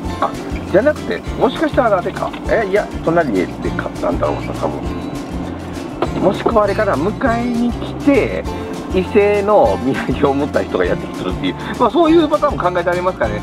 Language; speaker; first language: Japanese; native; Japanese